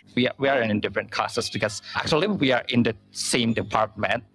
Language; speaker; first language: English; non-native, fluent; Indonesian